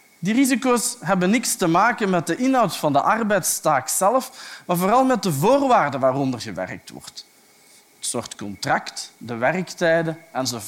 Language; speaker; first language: Dutch; native; Dutch